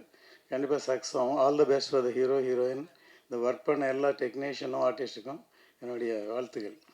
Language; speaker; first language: Tamil; native; Tamil